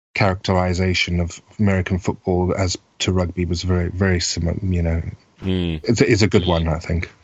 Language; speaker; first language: English; native; English